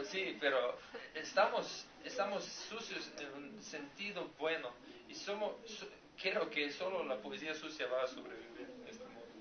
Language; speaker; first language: Spanish; non-native, learner; Slovenian